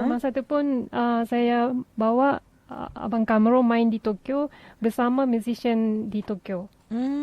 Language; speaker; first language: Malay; non-native, fluent; Japanese